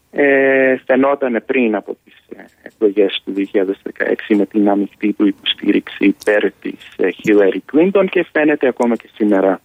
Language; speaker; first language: Greek; early bilingual, heritage; Greek